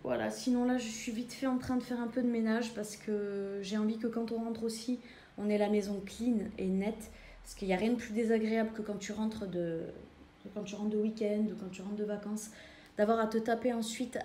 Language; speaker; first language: French; native; French